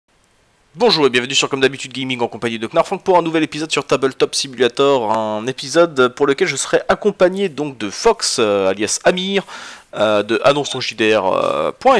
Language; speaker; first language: French; native; French